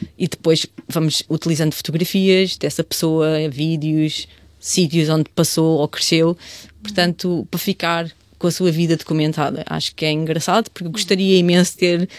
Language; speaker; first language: Portuguese; native; Portuguese